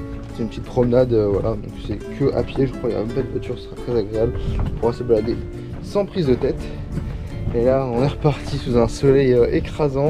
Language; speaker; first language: French; native; French